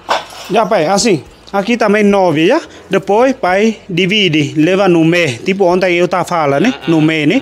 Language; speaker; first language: Portuguese; non-native, learner; Vietnamese